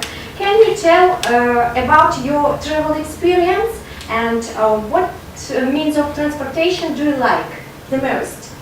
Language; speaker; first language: English; non-native, fluent; Russian